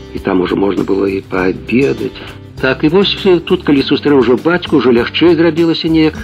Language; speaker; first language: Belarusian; native; Belarusian